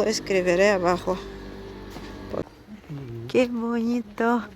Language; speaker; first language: Spanish; non-native, fluent; Russian